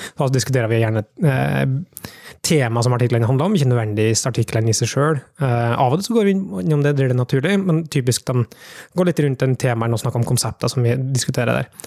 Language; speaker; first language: Norwegian; native; Norwegian